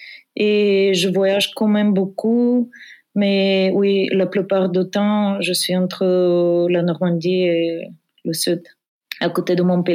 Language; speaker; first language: French; non-native, fluent; Bulgarian